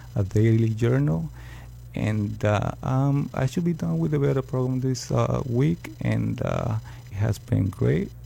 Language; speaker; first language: English; early bilingual, other home language; Spanish